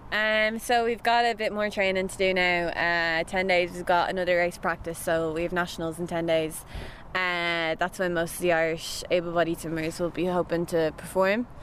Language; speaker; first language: English; native; English